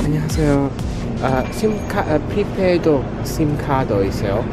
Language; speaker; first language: Korean; non-native, learner; English